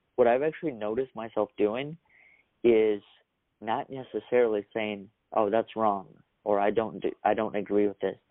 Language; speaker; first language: English; early bilingual, other home language; Russian